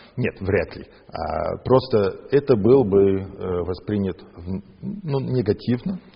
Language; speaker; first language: Russian; non-native, fluent; English